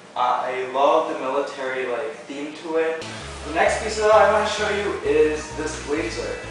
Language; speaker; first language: English; native; English